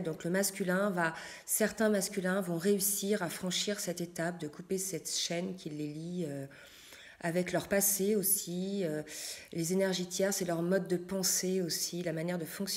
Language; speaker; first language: French; native; French